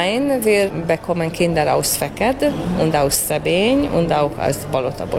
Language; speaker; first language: German; native; German